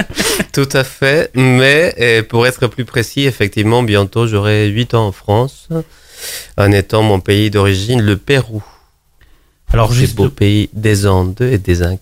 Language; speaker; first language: French; non-native, fluent; Spanish